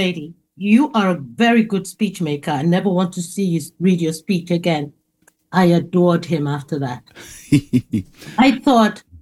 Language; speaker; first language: English; non-native, local second language; Igbo